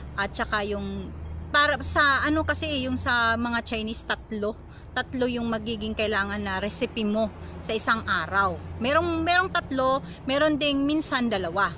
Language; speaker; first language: Filipino; non-native, local second language; Cebuano